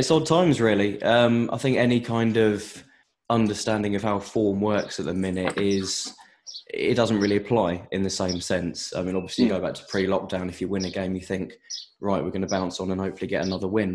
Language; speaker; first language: English; native; English